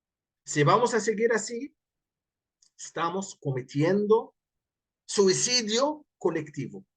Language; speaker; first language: Spanish; non-native, fluent; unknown